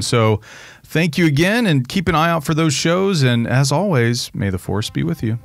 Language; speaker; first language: English; native; English